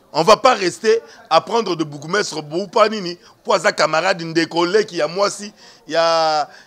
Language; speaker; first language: French; non-native, local second language; Lingala